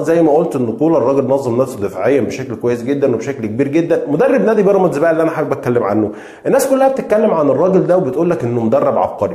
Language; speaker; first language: Arabic; native; Arabic